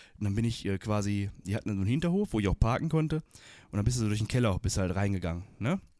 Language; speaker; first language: German; early bilingual, other home language; Turkish